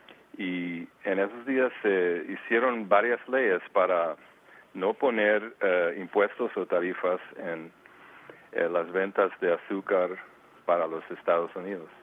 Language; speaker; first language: Spanish; early bilingual, heritage; Spanish